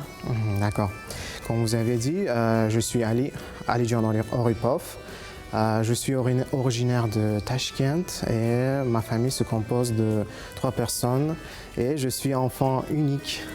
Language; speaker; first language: French; non-native, fluent; Uzbek